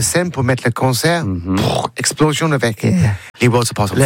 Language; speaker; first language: French; non-native, learner; English